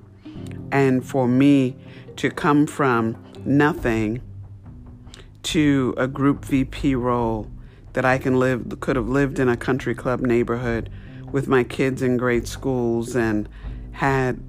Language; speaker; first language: English; native; English